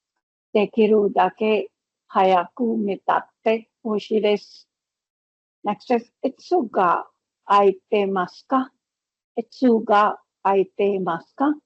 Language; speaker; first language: Japanese; non-native, fluent; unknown